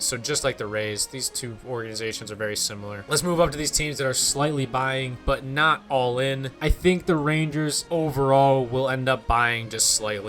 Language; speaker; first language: English; native; English